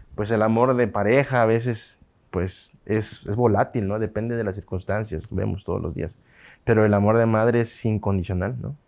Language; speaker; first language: Spanish; native; Spanish